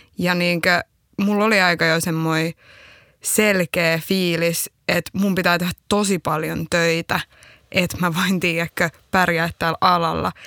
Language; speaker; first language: Finnish; early bilingual, other home language; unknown